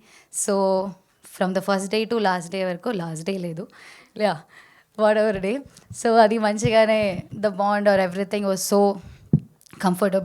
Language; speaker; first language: Telugu; non-native, learner; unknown